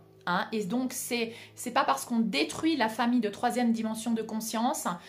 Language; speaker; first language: French; native; French